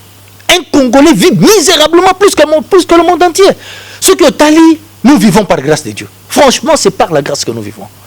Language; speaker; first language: French; non-native, local second language; Lingala